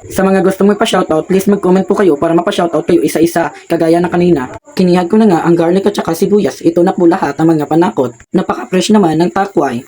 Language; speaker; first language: Filipino; non-native, local second language; Hiligaynon